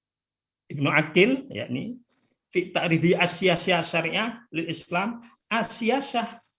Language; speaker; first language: Arabic; non-native, fluent; Indonesian